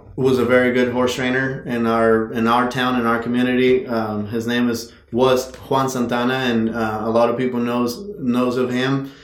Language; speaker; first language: English; non-native, fluent; Spanish